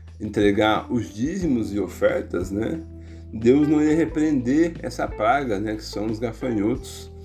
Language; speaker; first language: Portuguese; native; Portuguese